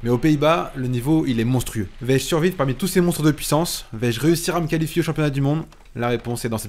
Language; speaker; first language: French; native; French